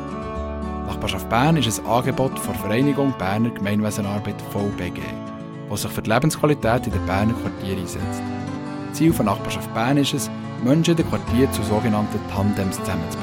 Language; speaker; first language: German; native; German